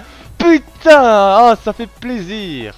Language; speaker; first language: French; native; French